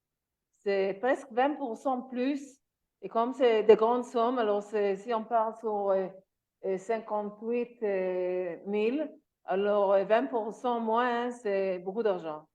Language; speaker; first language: French; non-native, learner; Hebrew